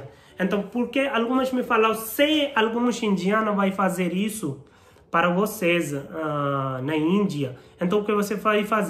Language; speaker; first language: Portuguese; non-native, learner; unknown